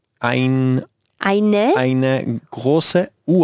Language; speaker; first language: German; non-native, learner; Spanish